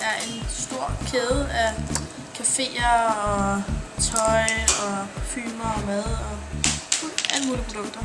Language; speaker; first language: Danish; native; Danish